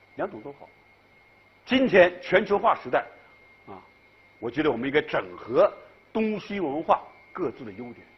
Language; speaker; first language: Chinese; native; Chinese